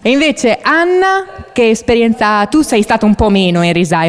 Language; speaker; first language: Italian; native; Italian